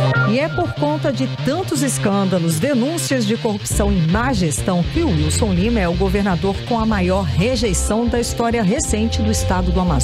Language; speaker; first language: Portuguese; native; Portuguese